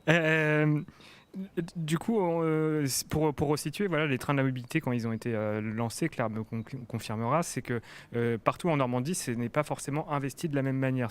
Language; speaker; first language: French; native; French